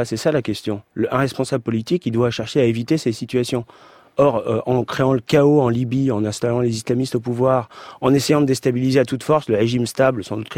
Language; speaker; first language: French; native; French